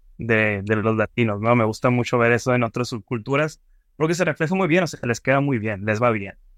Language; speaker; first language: Spanish; native; Spanish